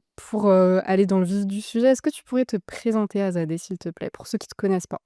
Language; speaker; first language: French; native; French